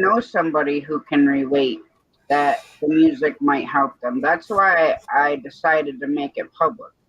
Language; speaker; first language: English; native; English